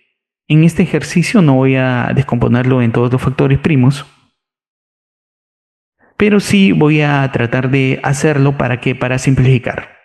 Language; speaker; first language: Spanish; native; Spanish